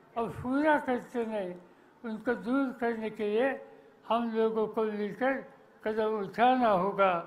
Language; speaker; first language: Hindi; non-native, local second language; Marathi